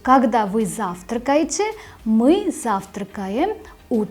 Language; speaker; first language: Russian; non-native, fluent; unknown